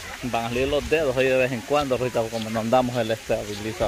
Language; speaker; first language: Spanish; native; Spanish